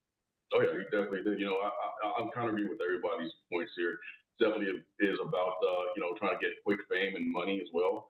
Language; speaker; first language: English; native; English